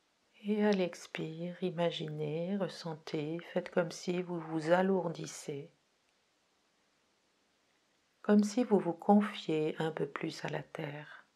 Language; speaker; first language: French; native; French